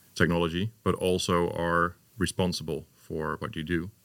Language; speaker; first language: English; non-native, fluent; Dutch